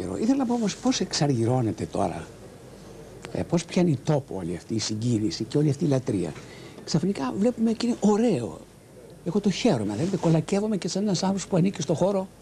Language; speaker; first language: Greek; native; Greek